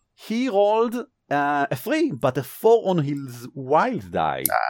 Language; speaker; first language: English; non-native, fluent; Hebrew